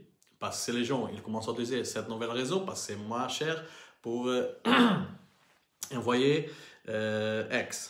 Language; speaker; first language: French; non-native, learner; Portuguese